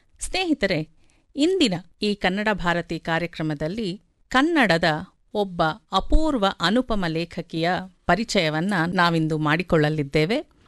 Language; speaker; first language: Kannada; native; Kannada